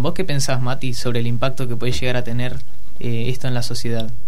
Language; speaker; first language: Spanish; native; Spanish